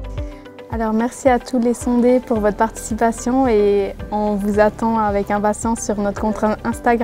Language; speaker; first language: French; native; French